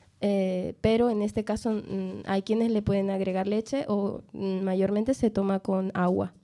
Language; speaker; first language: Spanish; native; Spanish